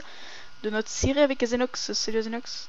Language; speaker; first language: French; native; French